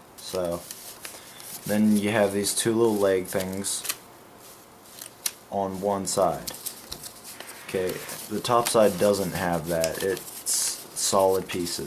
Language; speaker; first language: English; native; English